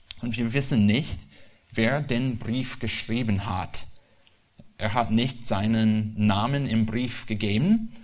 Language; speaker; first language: German; non-native, learner; English